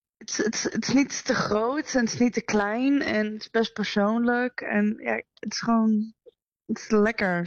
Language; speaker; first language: Dutch; native; Dutch